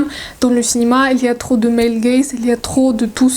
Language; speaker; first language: French; non-native, learner; Russian